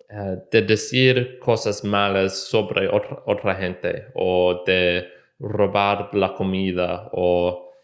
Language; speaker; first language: Spanish; non-native, learner; English